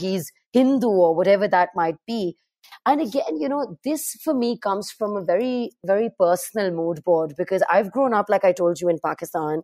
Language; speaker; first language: English; non-native, local second language; Urdu